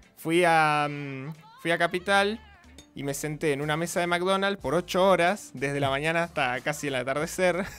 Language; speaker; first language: Spanish; native; Spanish